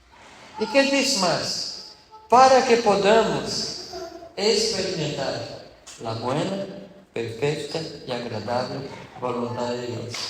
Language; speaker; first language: Spanish; non-native, fluent; Portuguese